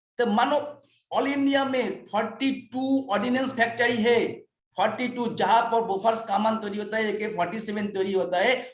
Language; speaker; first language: Hindi; non-native, local second language; Bangla